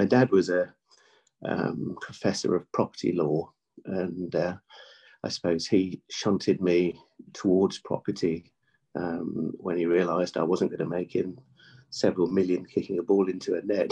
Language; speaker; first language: English; native; English